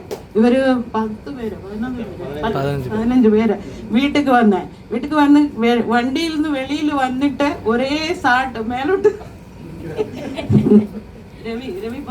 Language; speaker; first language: Tamil; non-native, learner; Malayalam